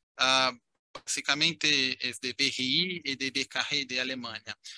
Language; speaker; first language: Spanish; non-native, fluent; Portuguese